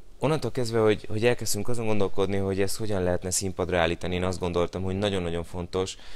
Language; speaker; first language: Hungarian; early bilingual, other home language; Spanish